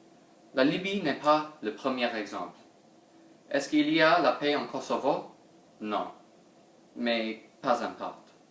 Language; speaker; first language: French; non-native, learner; English